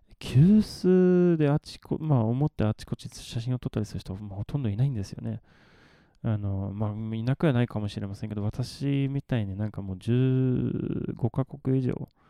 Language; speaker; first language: Japanese; non-native, fluent; Swedish